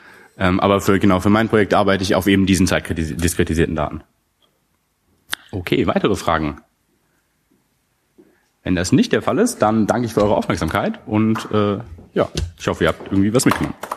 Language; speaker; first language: German; native; German